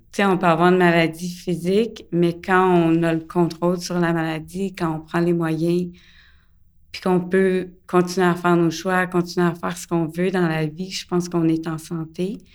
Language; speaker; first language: French; early bilingual, other home language; English